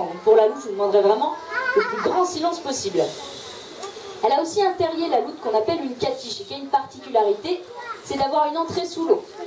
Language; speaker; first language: French; native; French